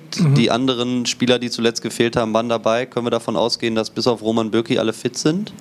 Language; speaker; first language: German; native; German